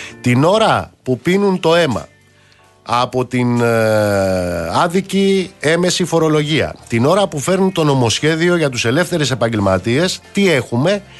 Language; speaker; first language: Greek; native; Greek